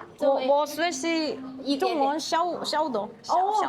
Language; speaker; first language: Chinese; non-native, learner; Korean